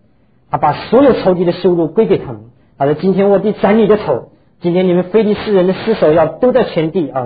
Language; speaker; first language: Chinese; native; Chinese